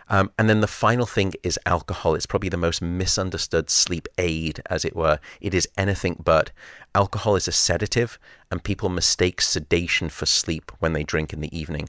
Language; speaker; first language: English; native; English